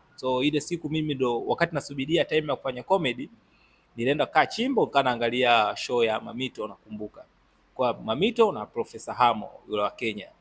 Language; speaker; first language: Swahili; native; Swahili